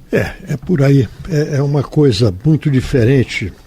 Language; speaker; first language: Portuguese; native; Portuguese